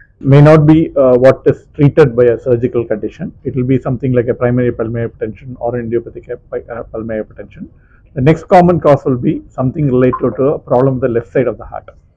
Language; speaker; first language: English; non-native, local second language; Tamil